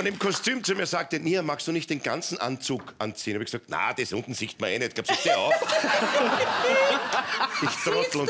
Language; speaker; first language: German; native; German